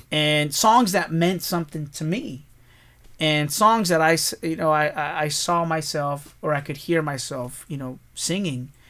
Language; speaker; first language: English; early bilingual, other home language; Spanish